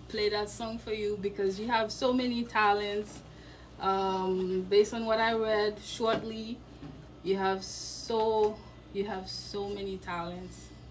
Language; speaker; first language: English; non-native, fluent; Haitian Creole